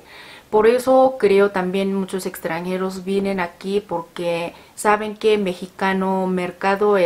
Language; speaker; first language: Spanish; non-native, learner; Korean